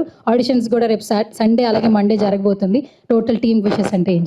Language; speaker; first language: Telugu; native; Telugu